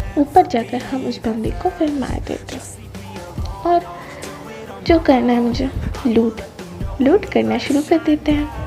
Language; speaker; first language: Hindi; non-native, local second language; Bangla